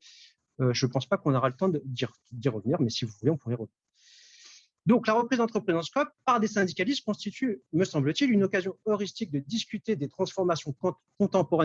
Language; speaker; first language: French; native; French